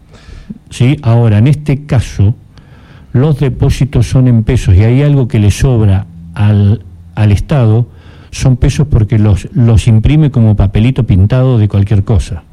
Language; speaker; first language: Spanish; native; Spanish